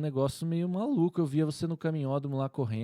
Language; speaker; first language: Portuguese; native; Portuguese